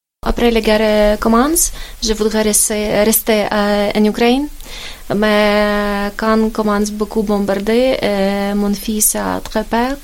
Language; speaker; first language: French; non-native, learner; Ukrainian